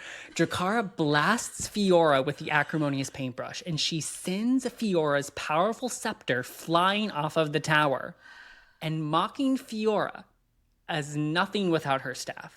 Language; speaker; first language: English; native; English